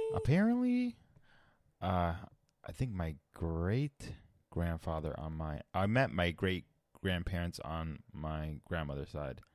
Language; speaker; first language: English; early bilingual, other home language; Spanish